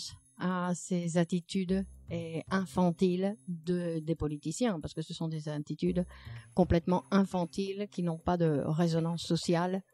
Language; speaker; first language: French; native; French